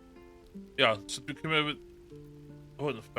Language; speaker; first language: Welsh; non-native, learner; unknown